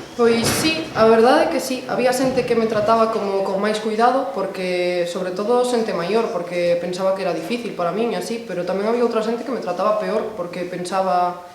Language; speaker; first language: Galician; native; Galician